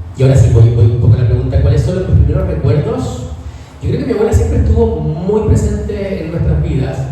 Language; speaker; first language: Spanish; native; Spanish